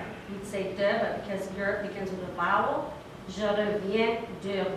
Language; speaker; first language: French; non-native, fluent; English